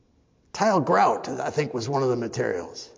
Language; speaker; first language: English; native; English